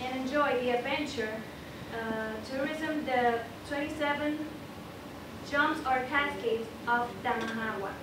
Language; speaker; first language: English; non-native, fluent; Spanish